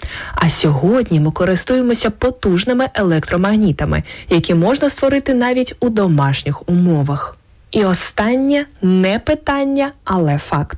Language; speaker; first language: Ukrainian; native; Ukrainian